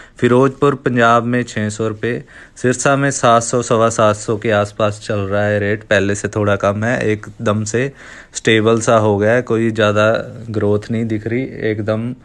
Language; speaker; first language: Hindi; non-native, local second language; Punjabi